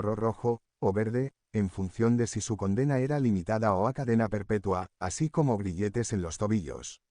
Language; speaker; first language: Spanish; native; Spanish